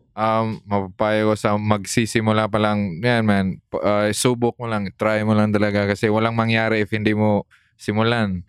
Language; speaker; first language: Filipino; non-native, local second language; Cebuano